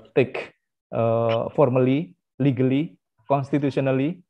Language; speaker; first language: English; non-native, fluent; Indonesian